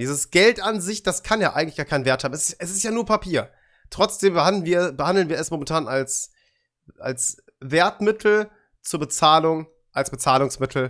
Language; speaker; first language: German; native; German